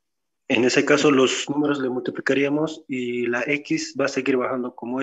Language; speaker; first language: Spanish; native; Spanish